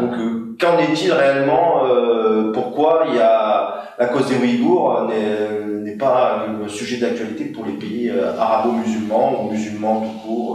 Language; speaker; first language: French; native; French